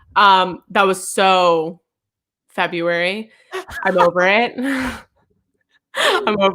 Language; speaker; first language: English; native; English